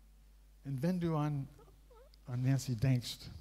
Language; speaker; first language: German; non-native, learner; English